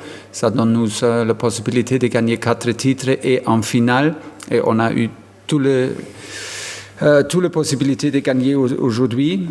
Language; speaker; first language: French; non-native, fluent; German